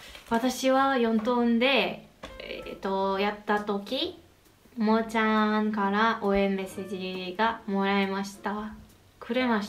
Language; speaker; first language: Japanese; non-native, learner; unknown